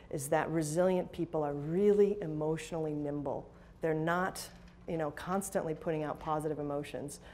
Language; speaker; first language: English; native; English